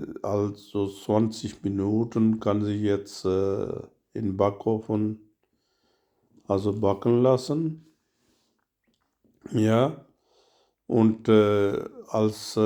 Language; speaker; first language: German; non-native, learner; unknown